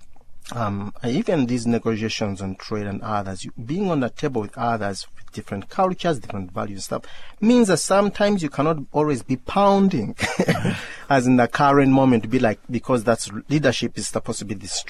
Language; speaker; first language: English; non-native, local second language; Ganda